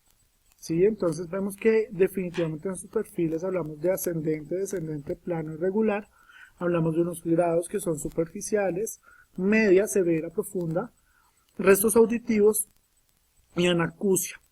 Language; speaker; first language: Spanish; native; Spanish